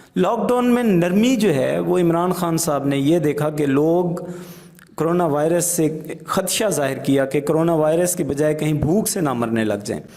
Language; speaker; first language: Urdu; non-native, local second language; Punjabi